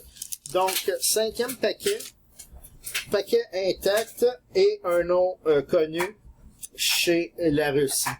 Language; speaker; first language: French; native; French